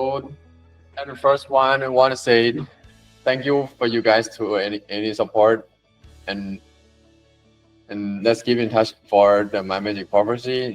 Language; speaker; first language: English; non-native, learner; Thai